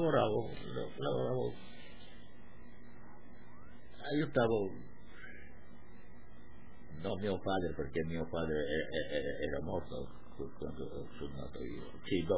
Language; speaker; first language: Italian; non-native, local second language; Friulian